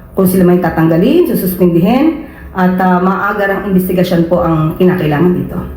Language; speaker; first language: Filipino; native; Filipino